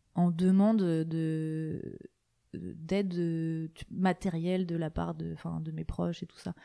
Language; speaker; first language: French; native; French